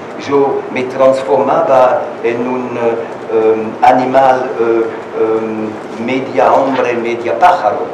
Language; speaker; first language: Spanish; non-native, learner; French